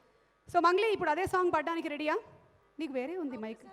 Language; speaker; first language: Telugu; native; Telugu